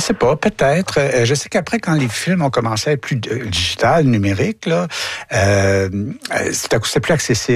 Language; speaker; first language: French; native; French